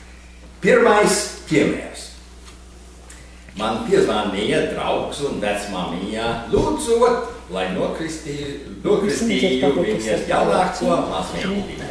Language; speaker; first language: Latvian; early bilingual, heritage; Latvian